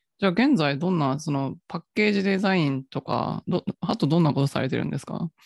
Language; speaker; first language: Japanese; native; Japanese